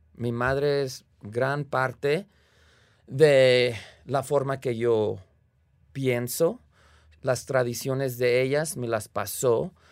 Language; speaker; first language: Spanish; early bilingual, heritage; Spanish